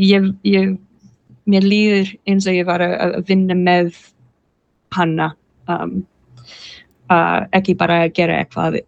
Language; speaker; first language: Icelandic; non-native, learner; English